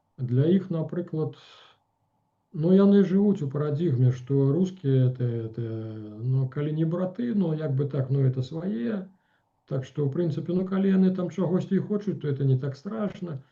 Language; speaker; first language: Belarusian; non-native, local second language; Russian